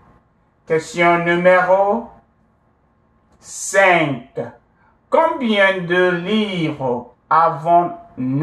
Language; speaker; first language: French; non-native, fluent; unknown